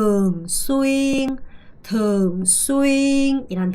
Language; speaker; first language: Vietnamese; non-native, fluent; Korean